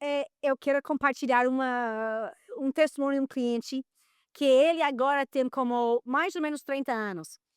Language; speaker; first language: Portuguese; non-native, fluent; Spanish